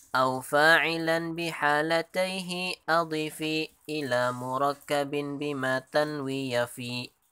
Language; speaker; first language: Arabic; non-native, learner; Indonesian